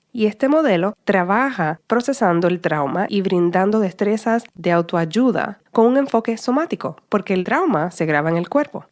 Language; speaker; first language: Spanish; native; Spanish